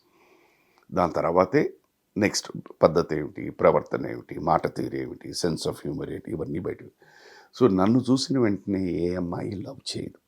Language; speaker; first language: Telugu; native; Telugu